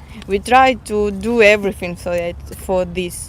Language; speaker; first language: English; non-native, fluent; Russian